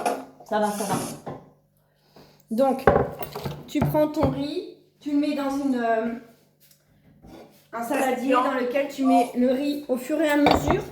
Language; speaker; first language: French; native; French